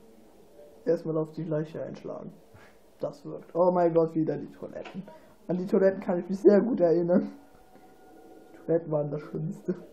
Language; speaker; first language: German; native; German